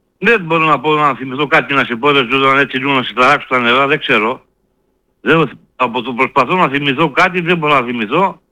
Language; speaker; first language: Greek; native; Greek